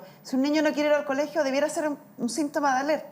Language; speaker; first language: Spanish; native; Spanish